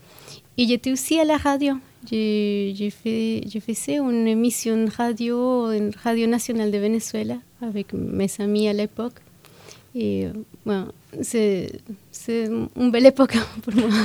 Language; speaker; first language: French; non-native, fluent; Spanish